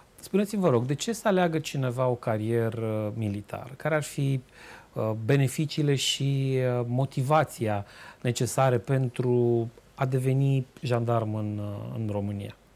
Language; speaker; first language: Romanian; native; Romanian